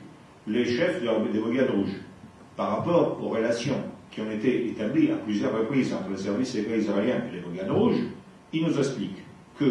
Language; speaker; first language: French; non-native, fluent; Italian